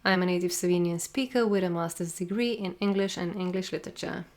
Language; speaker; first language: English; non-native, fluent; Slovenian